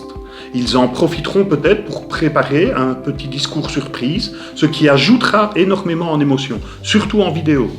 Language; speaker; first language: French; native; French